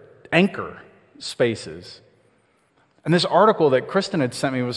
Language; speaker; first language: English; native; English